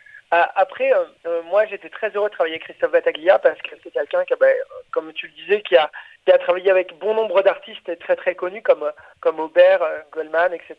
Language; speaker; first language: French; native; French